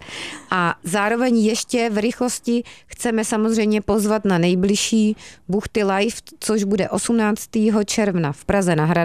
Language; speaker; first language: Czech; native; Czech